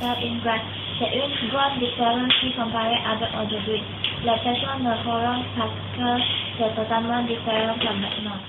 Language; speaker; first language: French; non-native, learner; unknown